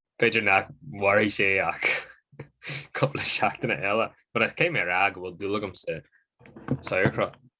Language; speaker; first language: Irish; native; Irish